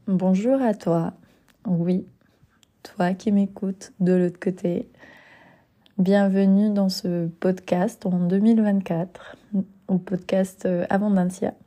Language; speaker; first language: French; non-native, fluent; Spanish